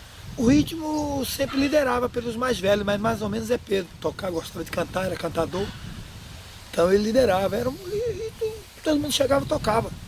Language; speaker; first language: Portuguese; native; Portuguese